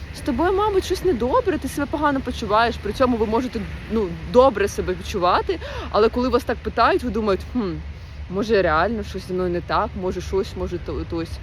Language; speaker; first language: Ukrainian; non-native, local second language; Russian